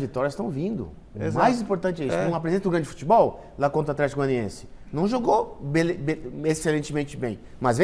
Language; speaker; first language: Portuguese; native; Portuguese